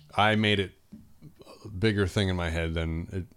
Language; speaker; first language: English; native; English